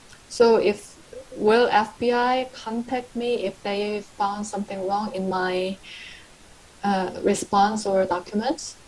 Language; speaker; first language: English; non-native, fluent; Korean